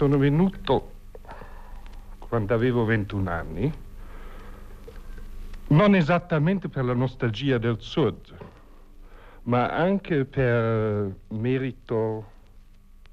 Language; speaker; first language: Italian; non-native, fluent; German